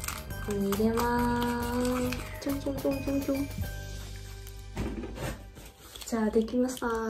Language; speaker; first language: Japanese; non-native, learner; Vietnamese